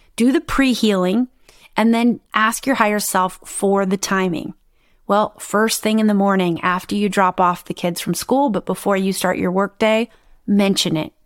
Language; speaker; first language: English; native; English